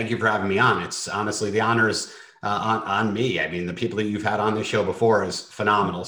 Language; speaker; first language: English; native; English